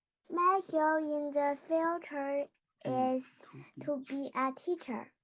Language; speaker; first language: English; non-native, learner; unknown